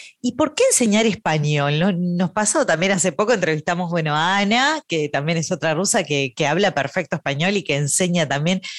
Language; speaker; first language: Spanish; native; Spanish